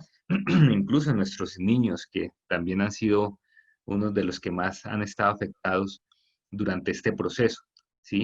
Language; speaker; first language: Spanish; native; Spanish